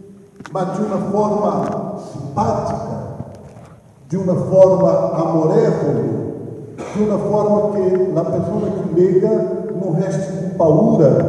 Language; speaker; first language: Italian; non-native, fluent; Portuguese